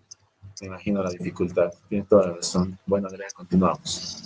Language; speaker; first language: Spanish; native; Spanish